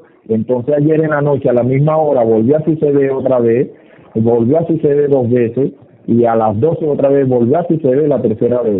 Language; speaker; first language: Spanish; native; Spanish